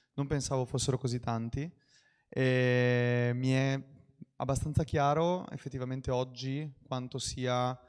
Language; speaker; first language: Italian; native; Italian